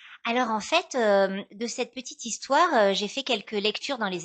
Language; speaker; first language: French; native; French